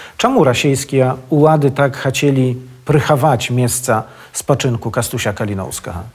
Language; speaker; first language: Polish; non-native, local second language; Belarusian